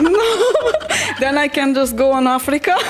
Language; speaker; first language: English; non-native, learner; German